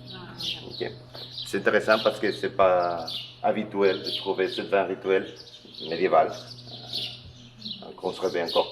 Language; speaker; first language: French; non-native, local second language; Catalan